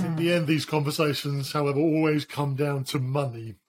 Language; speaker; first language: English; native; English